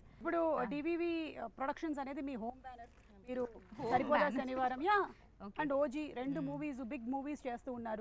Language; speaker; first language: Telugu; native; Telugu